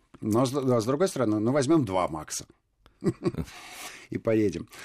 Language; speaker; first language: Russian; native; Russian